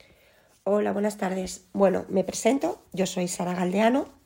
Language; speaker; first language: Spanish; native; Spanish